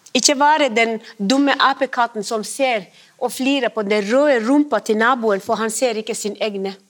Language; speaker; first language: Norwegian; non-native, fluent; Somali